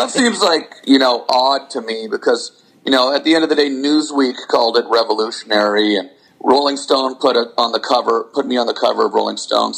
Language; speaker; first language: English; native; English